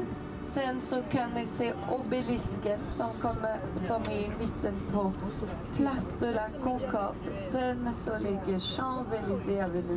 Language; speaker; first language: Swedish; non-native, fluent; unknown